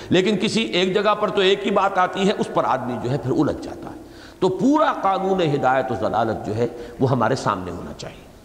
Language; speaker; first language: Urdu; native; Urdu